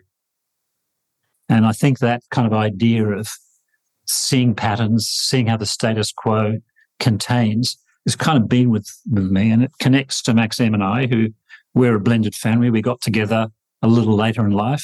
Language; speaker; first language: English; native; English